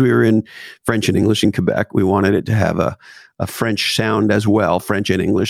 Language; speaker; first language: English; native; English